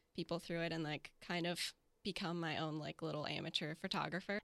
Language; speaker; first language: English; native; English